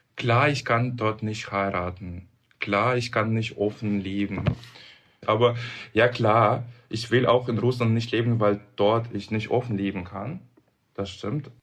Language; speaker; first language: German; non-native, fluent; Russian